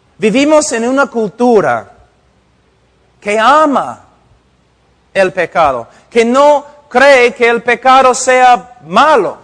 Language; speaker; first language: Spanish; non-native, fluent; English